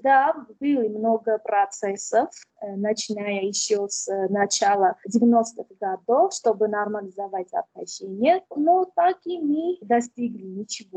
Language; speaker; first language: Russian; non-native, fluent; Armenian